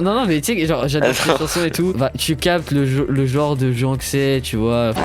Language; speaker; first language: French; native; French